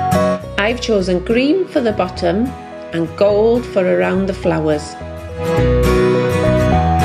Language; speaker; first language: English; native; English